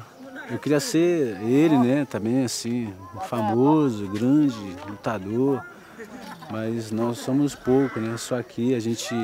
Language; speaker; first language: Portuguese; non-native, local second language; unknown